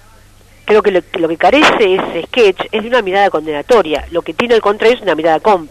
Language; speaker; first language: Spanish; native; Spanish